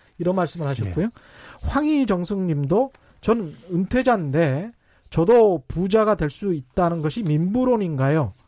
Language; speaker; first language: Korean; native; Korean